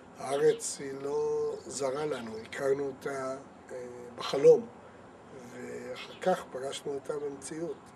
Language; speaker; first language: Hebrew; early bilingual, other home language; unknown